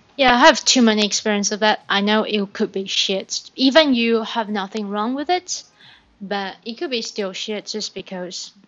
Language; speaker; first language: English; non-native, learner; Chinese